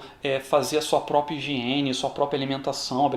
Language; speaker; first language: Portuguese; native; Portuguese